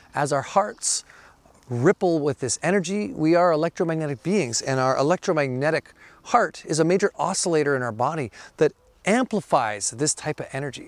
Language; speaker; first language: English; native; English